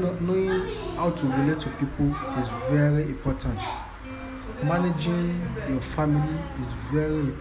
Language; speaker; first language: English; non-native, local second language; Yoruba